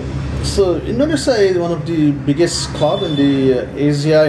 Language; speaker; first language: English; non-native, learner; Nepali